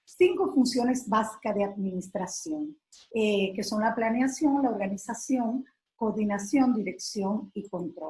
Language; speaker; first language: Spanish; native; Spanish